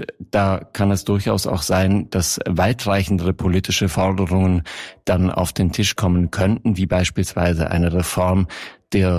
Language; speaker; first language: German; native; German